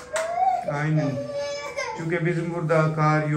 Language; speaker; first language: Turkish; non-native, learner; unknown